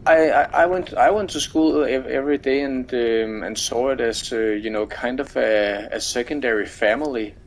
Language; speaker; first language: English; non-native, fluent; Danish